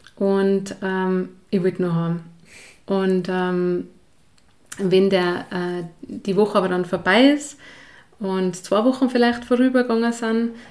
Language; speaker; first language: German; native; German